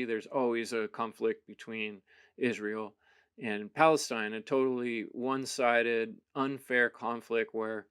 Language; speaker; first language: English; native; English